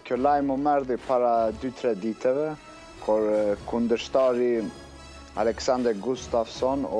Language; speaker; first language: Albanian; early bilingual, heritage; Albanian